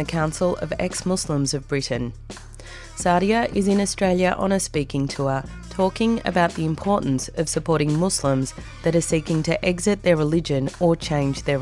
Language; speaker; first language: English; native; English